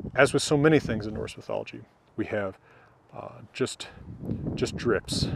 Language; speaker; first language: English; native; English